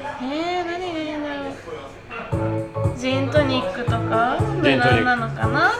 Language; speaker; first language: Japanese; native; Japanese